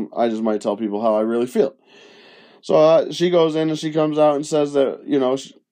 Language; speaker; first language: English; early bilingual, other home language; Spanish